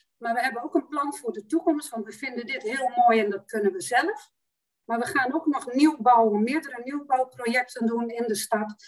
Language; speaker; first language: Dutch; native; Dutch